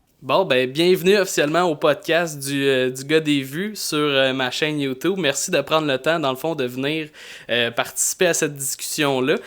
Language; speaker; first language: French; native; French